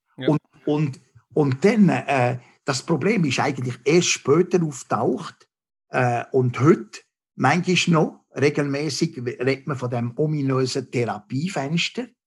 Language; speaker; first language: German; non-native, local second language; French